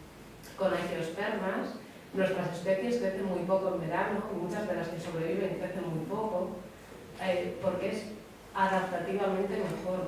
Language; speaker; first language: Spanish; native; Spanish